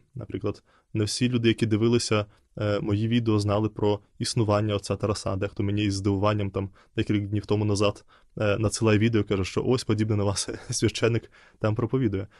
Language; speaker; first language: Ukrainian; non-native, fluent; Russian